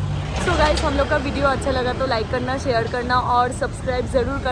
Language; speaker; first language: Hindi; non-native, local second language; Bangla